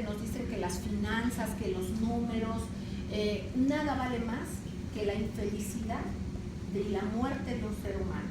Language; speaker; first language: Spanish; native; Spanish